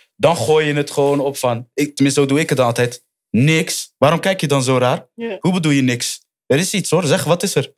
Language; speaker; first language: Dutch; native; Dutch